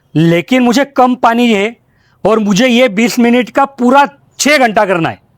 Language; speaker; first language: Hindi; non-native, local second language; Marathi